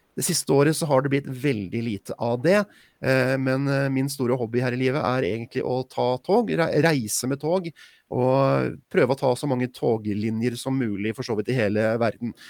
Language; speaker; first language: Norwegian; native; Norwegian